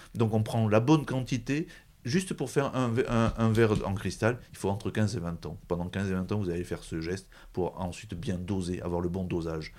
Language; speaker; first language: French; native; French